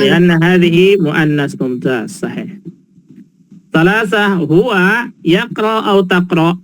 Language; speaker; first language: Arabic; non-native, fluent; Indonesian